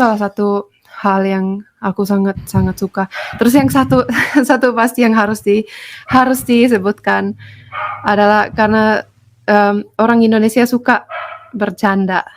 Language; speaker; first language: Indonesian; non-native, fluent; Finnish